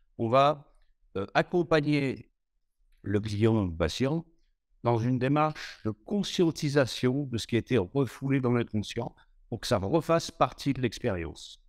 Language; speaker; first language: French; native; French